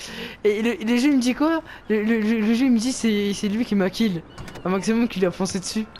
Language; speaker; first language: French; native; French